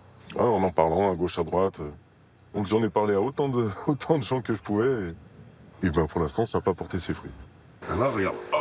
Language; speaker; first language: French; native; French